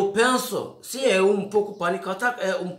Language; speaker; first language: Portuguese; non-native, learner; Turkish